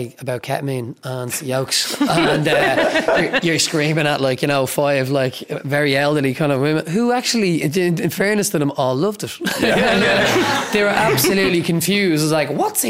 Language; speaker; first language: English; native; English